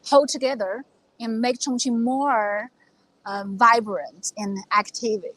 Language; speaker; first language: English; non-native, fluent; Chinese